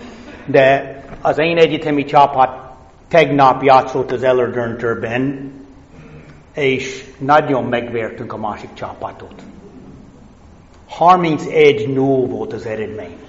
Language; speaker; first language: Hungarian; non-native, fluent; English